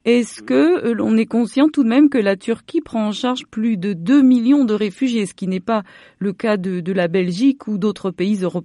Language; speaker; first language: French; native; French